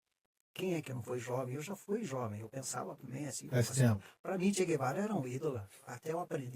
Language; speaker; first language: Portuguese; native; Portuguese